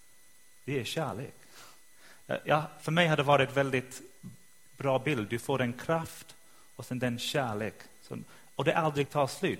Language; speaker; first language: Swedish; non-native, fluent; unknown